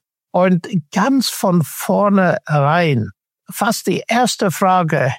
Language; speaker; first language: German; non-native, fluent; English